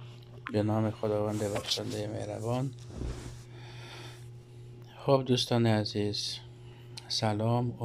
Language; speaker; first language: Persian; non-native, fluent; Urdu